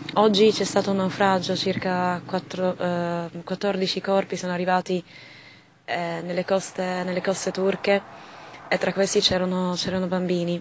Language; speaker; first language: Italian; early bilingual, other home language; Arabic